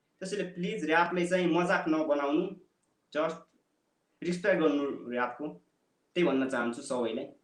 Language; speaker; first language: Nepali; non-native, local second language; Bhojpuri